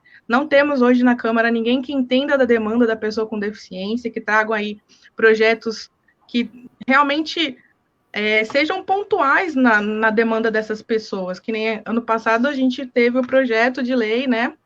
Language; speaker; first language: Portuguese; native; Portuguese